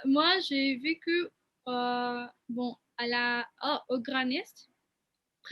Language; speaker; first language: French; non-native, fluent; Spanish